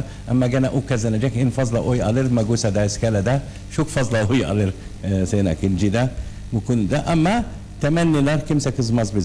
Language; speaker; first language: Turkish; non-native, learner; Arabic